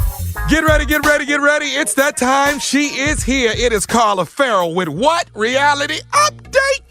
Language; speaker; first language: English; native; English